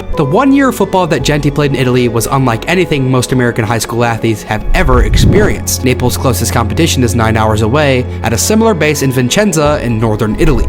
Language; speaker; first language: English; native; English